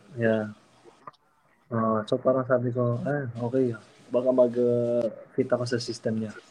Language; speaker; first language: Filipino; early bilingual, heritage; Filipino